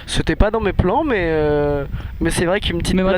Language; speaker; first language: French; native; French